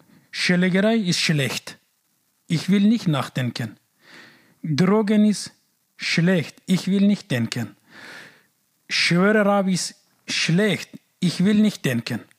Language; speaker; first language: German; non-native, learner; Persian